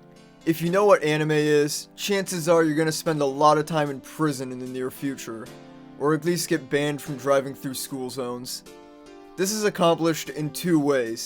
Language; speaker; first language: English; native; English